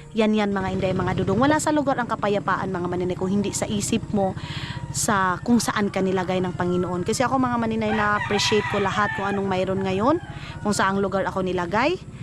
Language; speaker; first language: Filipino; non-native, local second language; Cebuano